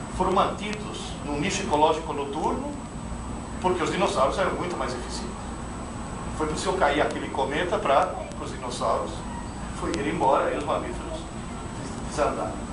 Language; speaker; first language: Portuguese; non-native, fluent; Italian